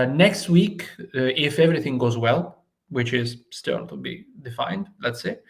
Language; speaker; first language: English; non-native, fluent; Italian